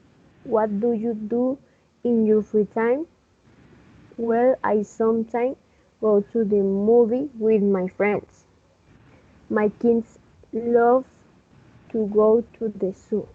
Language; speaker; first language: English; non-native, learner; Spanish